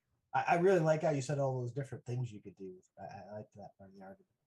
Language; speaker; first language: English; native; English